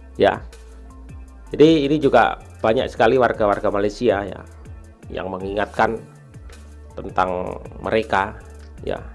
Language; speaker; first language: Indonesian; native; Indonesian